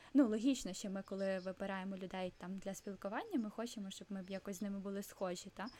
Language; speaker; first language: Ukrainian; non-native, local second language; Russian